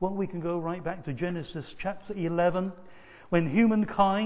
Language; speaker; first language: English; native; English